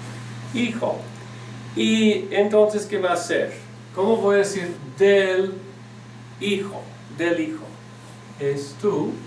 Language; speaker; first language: Spanish; non-native, fluent; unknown